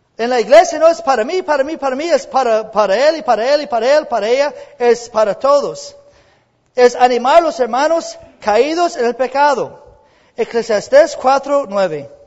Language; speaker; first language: Spanish; non-native, fluent; English